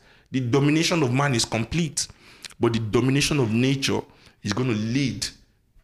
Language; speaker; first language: English; non-native, local second language; Yoruba